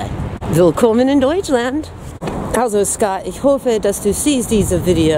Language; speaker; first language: German; non-native, fluent; English